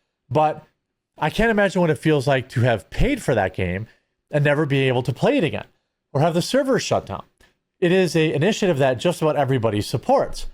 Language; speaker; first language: English; native; English